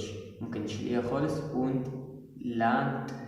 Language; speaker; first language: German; non-native, fluent; Arabic